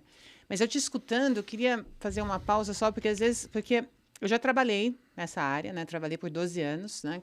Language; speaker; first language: Portuguese; native; Portuguese